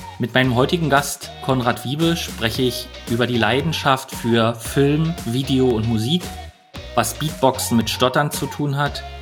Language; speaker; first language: German; native; German